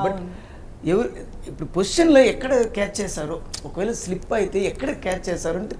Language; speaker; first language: Telugu; non-native, learner; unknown